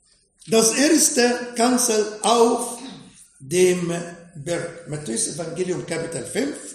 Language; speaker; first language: German; non-native, fluent; Arabic